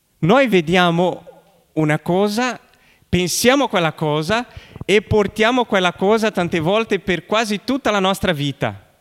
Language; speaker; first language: Italian; non-native, fluent; Portuguese